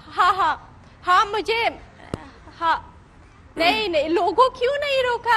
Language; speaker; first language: Hindi; non-native, fluent; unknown